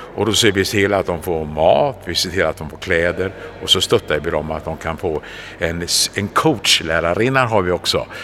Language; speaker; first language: Swedish; native; Swedish